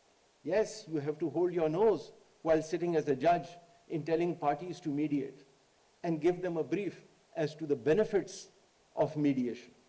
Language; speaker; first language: English; non-native, local second language; Urdu